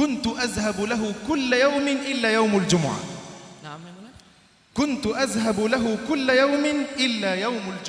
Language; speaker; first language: Arabic; native; Arabic